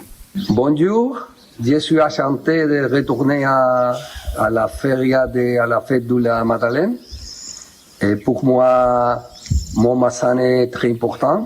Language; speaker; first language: French; non-native, learner; Spanish